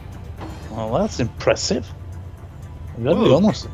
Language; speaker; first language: English; non-native, fluent; Norwegian